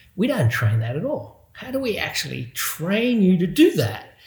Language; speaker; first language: English; native; English